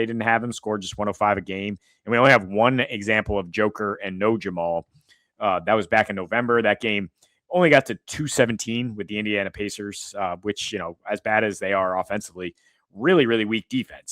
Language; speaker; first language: English; native; English